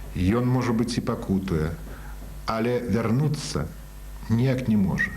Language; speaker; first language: Belarusian; native; Belarusian